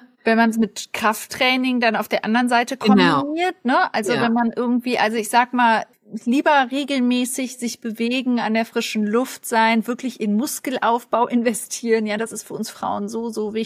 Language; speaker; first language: German; native; German